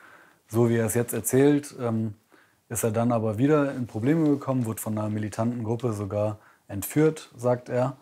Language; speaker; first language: German; native; German